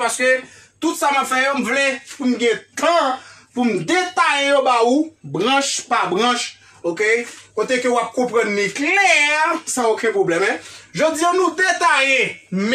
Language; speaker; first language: French; non-native, local second language; Haitian Creole